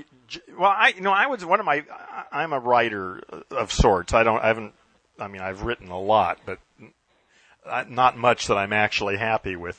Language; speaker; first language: English; native; English